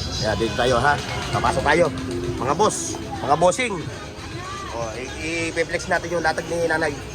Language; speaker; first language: Filipino; native; Filipino